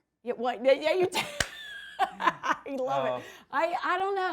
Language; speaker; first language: English; native; English